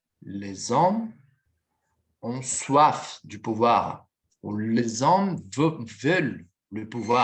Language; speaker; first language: French; non-native, fluent; Portuguese